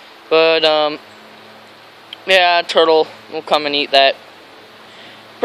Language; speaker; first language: English; native; English